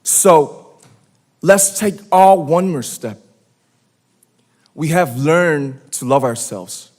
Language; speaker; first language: English; non-native, fluent; Korean